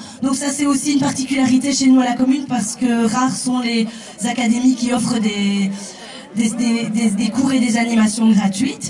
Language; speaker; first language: French; native; French